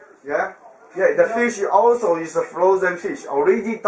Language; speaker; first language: English; non-native, learner; Chinese